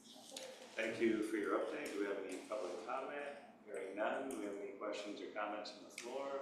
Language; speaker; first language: English; native; English